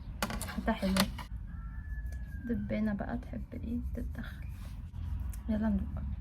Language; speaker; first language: Arabic; native; Arabic